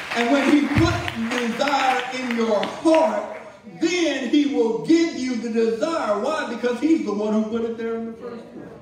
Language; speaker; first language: English; native; English